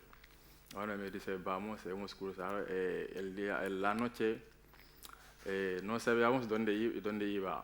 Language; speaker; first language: Spanish; non-native, learner; Wolof